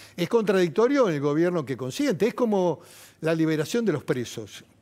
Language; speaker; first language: Spanish; native; Spanish